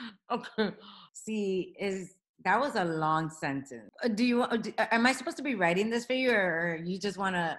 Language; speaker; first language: English; early bilingual, other home language; Spanish